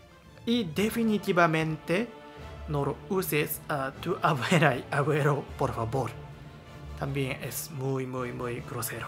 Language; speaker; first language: Spanish; non-native, learner; Japanese